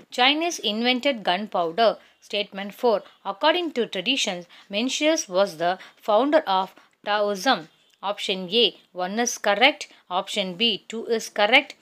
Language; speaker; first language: English; non-native, local second language; Tamil